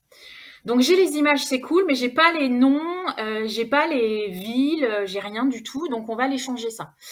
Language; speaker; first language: French; native; French